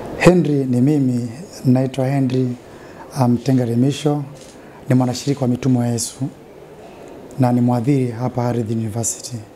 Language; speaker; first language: Swahili; native; Swahili